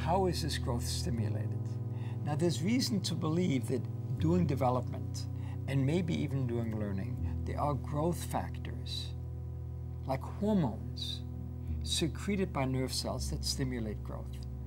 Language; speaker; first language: English; early bilingual, other home language; German